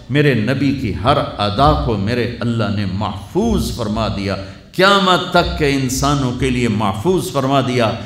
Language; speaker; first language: Urdu; non-native, local second language; Punjabi